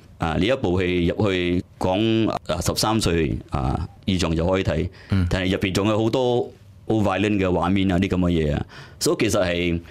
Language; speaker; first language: Cantonese; native; Cantonese